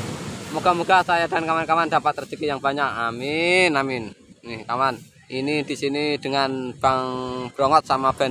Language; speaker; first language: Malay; non-native, local second language; Javanese